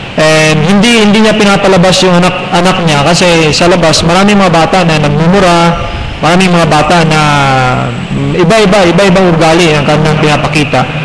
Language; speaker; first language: Filipino; non-native, local second language; Cebuano